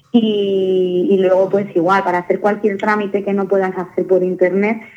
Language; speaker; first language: Spanish; native; Spanish